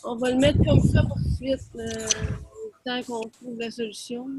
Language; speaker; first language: French; native; French